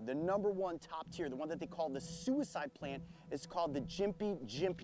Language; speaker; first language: English; native; English